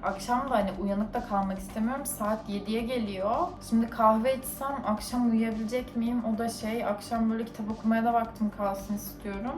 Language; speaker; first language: Turkish; native; Turkish